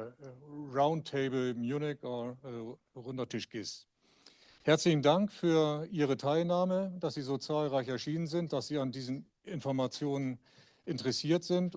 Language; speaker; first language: German; native; German